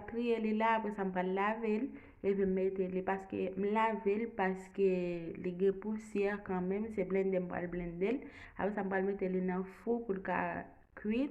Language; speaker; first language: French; non-native, local second language; Haitian Creole